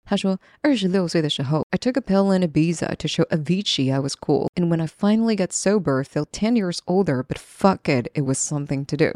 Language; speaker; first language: English; non-native, fluent; Chinese